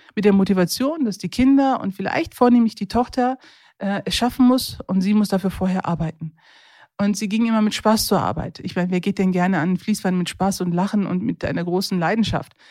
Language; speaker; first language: German; early bilingual, other home language; Turkish